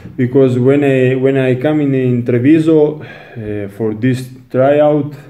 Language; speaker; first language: English; non-native, learner; Italian